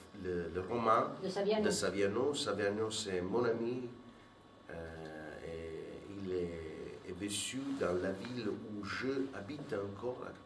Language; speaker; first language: French; non-native, fluent; Italian